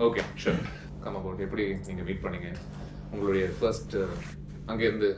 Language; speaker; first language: Tamil; native; Tamil